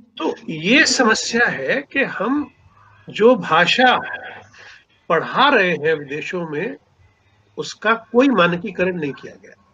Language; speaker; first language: Hindi; non-native, local second language; Punjabi